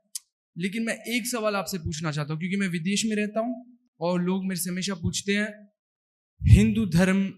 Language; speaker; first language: Hindi; early bilingual, heritage; Hindi